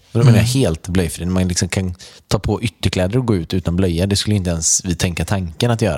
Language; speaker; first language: Swedish; native; Swedish